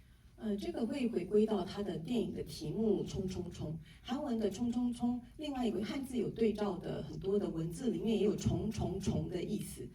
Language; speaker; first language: Chinese; native; Chinese